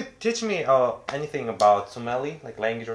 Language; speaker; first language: English; non-native, learner; Korean